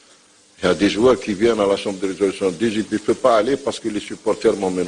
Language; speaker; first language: French; non-native, local second language; Arabic